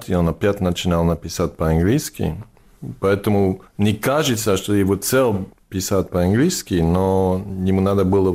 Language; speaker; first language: Russian; non-native, learner; English